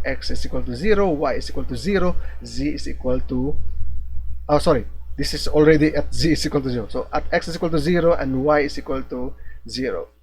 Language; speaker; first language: English; non-native, local second language; Filipino